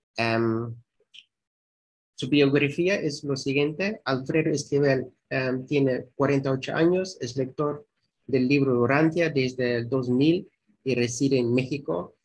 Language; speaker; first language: Spanish; non-native, fluent; Dutch